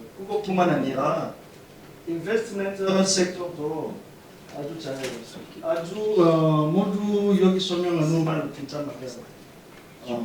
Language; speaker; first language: Korean; non-native, learner; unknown